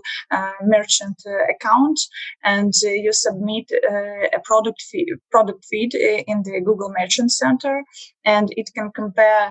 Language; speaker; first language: English; non-native, learner; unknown